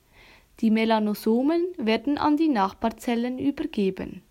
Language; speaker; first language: German; native; German